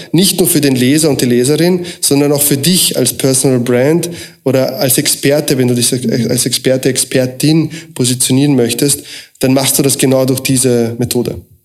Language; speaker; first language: German; early bilingual, other home language; Croatian